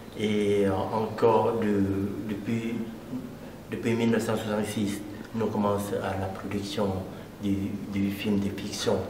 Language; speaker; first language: French; non-native, learner; Lao